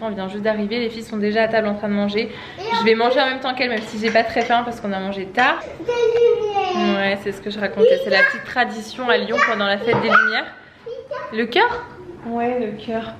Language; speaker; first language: French; native; French